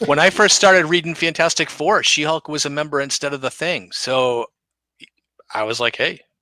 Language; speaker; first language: English; native; English